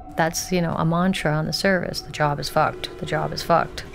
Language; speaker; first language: English; native; English